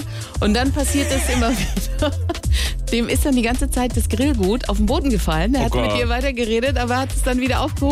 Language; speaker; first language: German; native; German